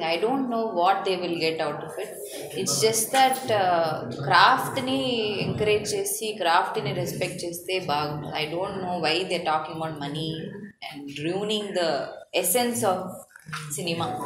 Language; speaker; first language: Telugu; non-native, learner; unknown